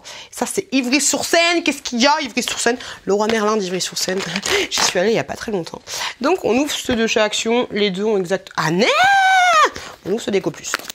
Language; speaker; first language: French; native; French